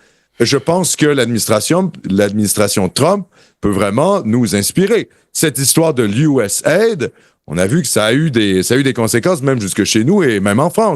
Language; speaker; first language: French; native; French